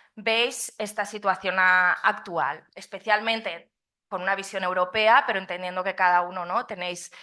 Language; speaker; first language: Spanish; non-native, local second language; Catalan